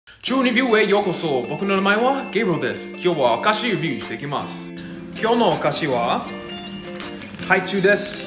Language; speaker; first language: Japanese; non-native, learner; English